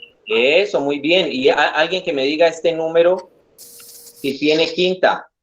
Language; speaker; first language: Spanish; native; Spanish